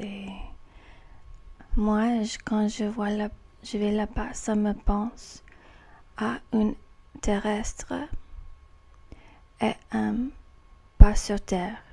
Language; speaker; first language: French; non-native, learner; English